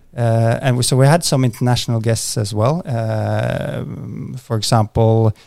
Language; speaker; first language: English; non-native, fluent; Norwegian